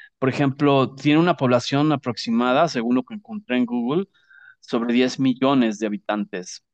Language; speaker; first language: Spanish; native; Spanish